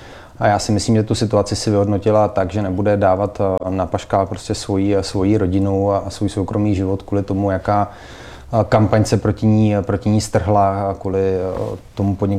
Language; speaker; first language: Czech; native; Czech